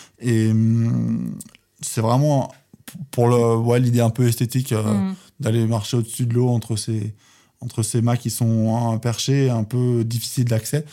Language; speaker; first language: French; native; French